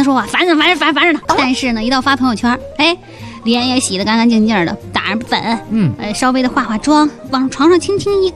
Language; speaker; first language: Chinese; native; Chinese